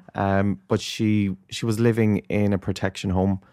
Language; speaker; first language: English; native; English